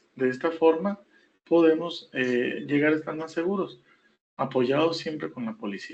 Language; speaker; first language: Spanish; native; Spanish